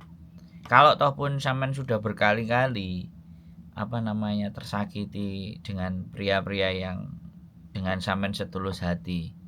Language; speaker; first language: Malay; non-native, local second language; Javanese